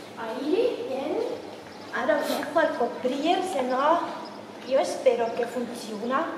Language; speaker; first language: Spanish; non-native, learner; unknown